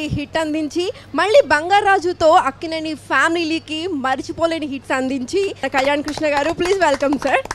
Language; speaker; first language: Telugu; native; Telugu